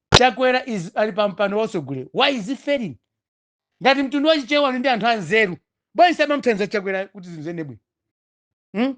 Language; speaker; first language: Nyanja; non-native, local second language; Tumbuka